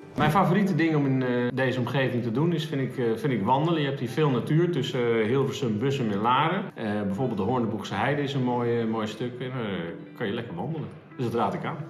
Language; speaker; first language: Dutch; native; Dutch